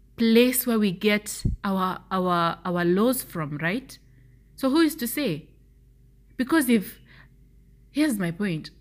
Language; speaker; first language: English; non-native, local second language; Swahili